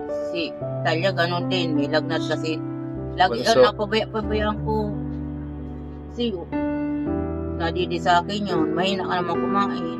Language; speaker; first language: Filipino; non-native, local second language; Bikol